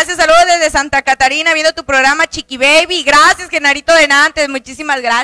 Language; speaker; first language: Spanish; native; Spanish